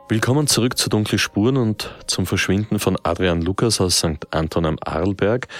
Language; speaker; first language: German; native; German